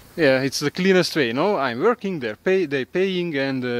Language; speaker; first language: English; non-native, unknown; Hungarian